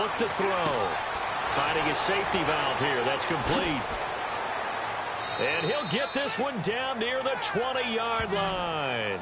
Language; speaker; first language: English; native; English